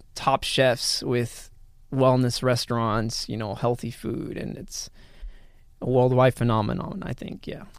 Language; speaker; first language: English; early bilingual, other home language; Spanish